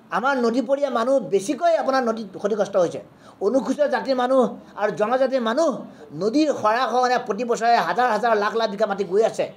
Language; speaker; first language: Assamese; native; Assamese